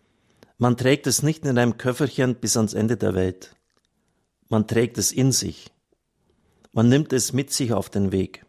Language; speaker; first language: German; native; German